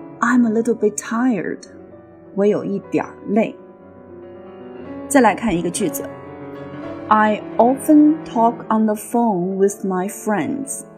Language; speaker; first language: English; non-native, fluent; Chinese